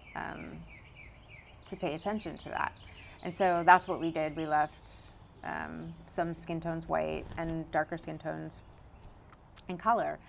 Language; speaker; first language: English; native; English